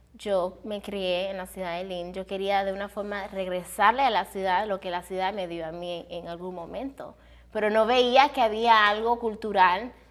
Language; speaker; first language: Spanish; early bilingual, heritage; Spanish